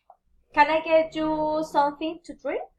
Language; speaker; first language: English; non-native, learner; Spanish